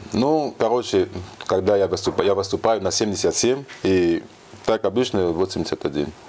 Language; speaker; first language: Russian; non-native, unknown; French